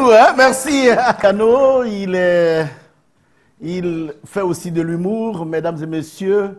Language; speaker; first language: French; native; French